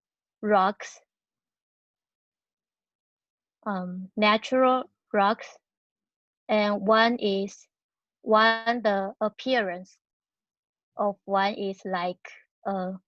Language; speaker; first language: English; non-native, learner; Chinese